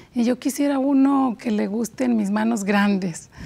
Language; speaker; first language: Spanish; native; Spanish